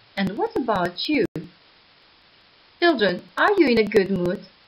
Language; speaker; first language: English; non-native, fluent; Ukrainian